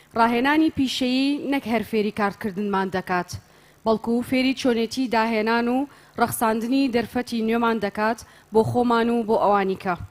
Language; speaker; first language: Central Kurdish; native; Central Kurdish